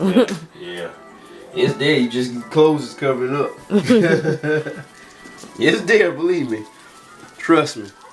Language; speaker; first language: English; native; English